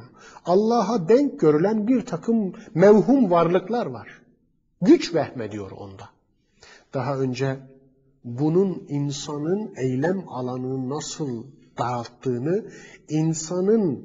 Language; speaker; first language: Turkish; native; Turkish